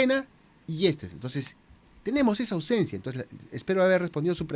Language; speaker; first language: Spanish; native; Spanish